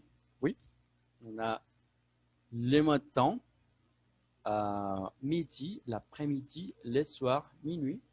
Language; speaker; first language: French; non-native, fluent; Spanish